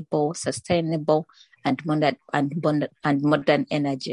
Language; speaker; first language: English; non-native, local second language; Ganda